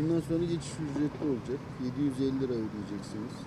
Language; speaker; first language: Turkish; native; Turkish